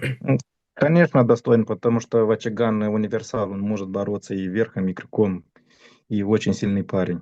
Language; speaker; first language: Russian; non-native, fluent; Romanian